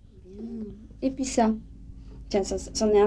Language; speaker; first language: French; native; French